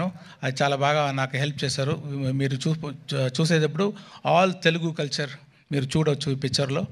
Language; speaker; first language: Telugu; non-native, local second language; Tamil